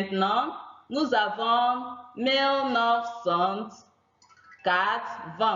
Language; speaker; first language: French; non-native, fluent; Igbo